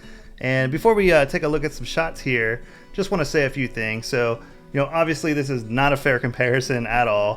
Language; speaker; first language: English; native; English